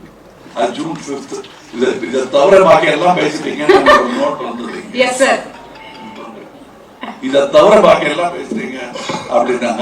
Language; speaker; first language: Tamil; native; Tamil